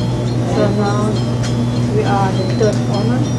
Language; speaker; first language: English; non-native, learner; Indonesian